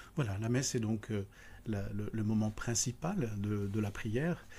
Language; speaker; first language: French; native; French